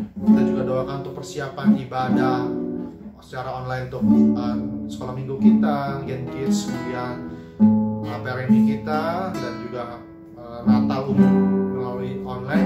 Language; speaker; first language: Indonesian; native; Indonesian